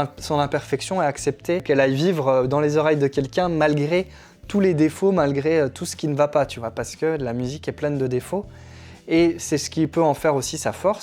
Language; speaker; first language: French; native; French